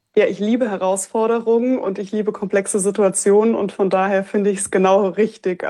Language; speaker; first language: German; native; German